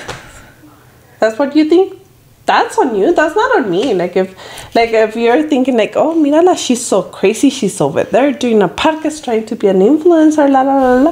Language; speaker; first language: English; early bilingual, other home language; Spanish